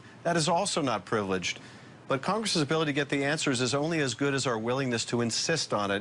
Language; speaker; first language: English; native; English